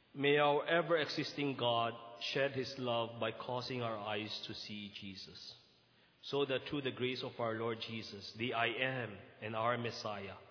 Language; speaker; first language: English; non-native, local second language; Min Nan Chinese